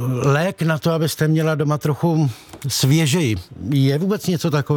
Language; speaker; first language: Czech; native; Czech